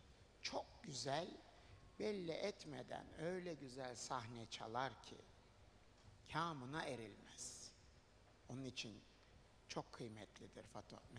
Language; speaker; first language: Turkish; native; Turkish